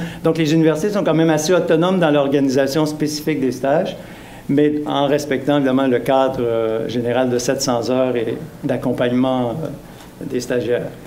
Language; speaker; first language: French; native; French